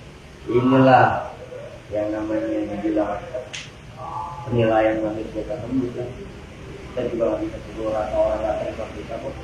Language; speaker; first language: Indonesian; native; Indonesian